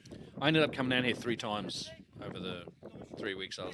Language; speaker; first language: English; native; English